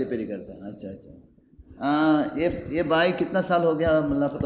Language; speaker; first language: Hindi; non-native, local second language; Kannada